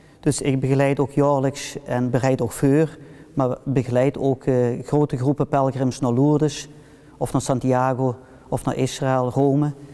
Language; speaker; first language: Dutch; early bilingual, heritage; Dutch